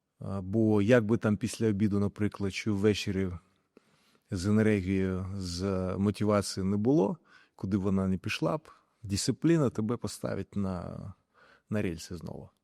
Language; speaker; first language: Ukrainian; non-native, local second language; Russian